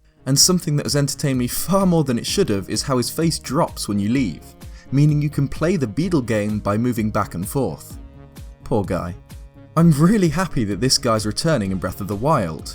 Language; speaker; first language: English; native; English